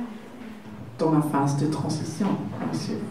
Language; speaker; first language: French; non-native, learner; German